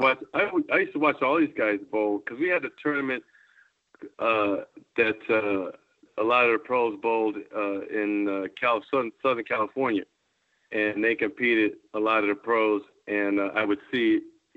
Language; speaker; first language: English; native; English